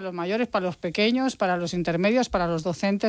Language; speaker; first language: Spanish; native; Spanish